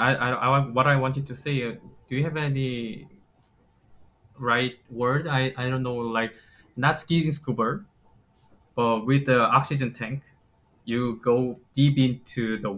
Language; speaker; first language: English; non-native, fluent; Korean